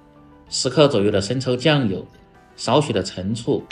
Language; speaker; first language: Chinese; native; Chinese